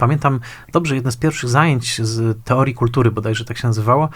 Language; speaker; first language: Polish; native; Polish